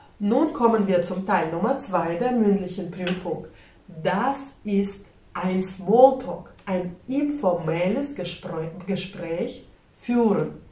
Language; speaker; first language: German; non-native, fluent; Russian